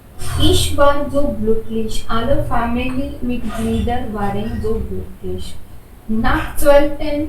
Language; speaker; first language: German; non-native, learner; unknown